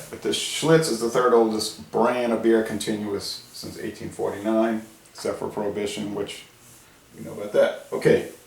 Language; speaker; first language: English; native; English